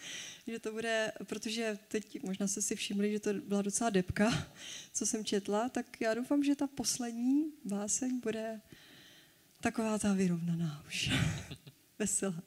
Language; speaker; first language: Czech; native; Czech